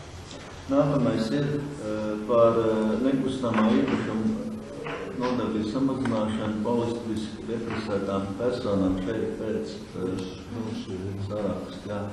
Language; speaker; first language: Latvian; native; Latvian